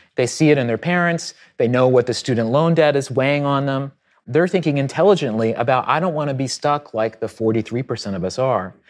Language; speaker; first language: English; native; English